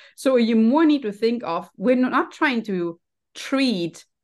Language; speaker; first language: English; non-native, fluent; German